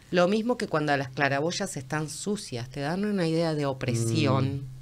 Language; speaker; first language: Spanish; native; Spanish